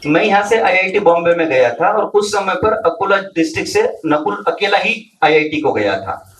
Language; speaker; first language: Hindi; non-native, local second language; Marathi